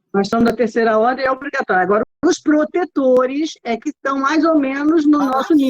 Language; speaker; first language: Portuguese; native; Portuguese